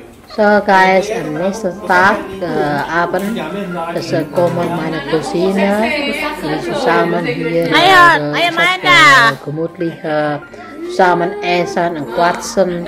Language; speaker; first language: German; non-native, learner; Indonesian